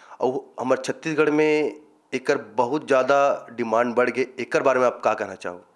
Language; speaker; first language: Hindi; native; Hindi